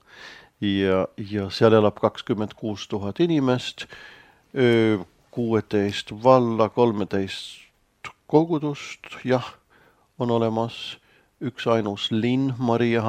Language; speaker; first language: Estonian; non-native, fluent; Swedish